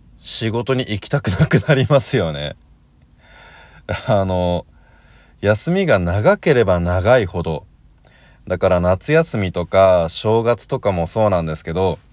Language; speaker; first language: Japanese; native; Japanese